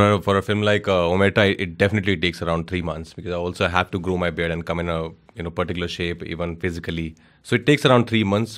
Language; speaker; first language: English; non-native, local second language; Hindi